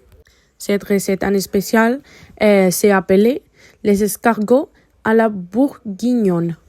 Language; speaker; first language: French; non-native, learner; Spanish